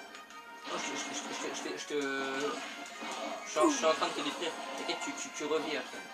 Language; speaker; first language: French; native; French